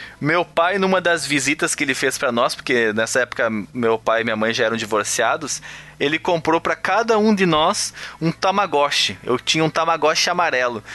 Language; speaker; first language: Portuguese; native; Portuguese